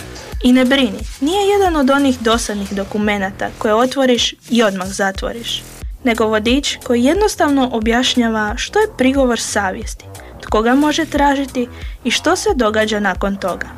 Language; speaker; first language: Serbian; native; Serbian